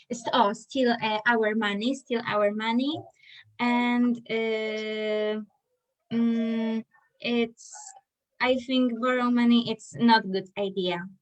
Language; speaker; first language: English; non-native, learner; Polish